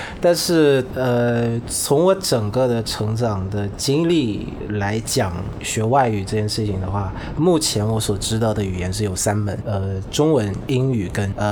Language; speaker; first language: Chinese; non-native, fluent; Vietnamese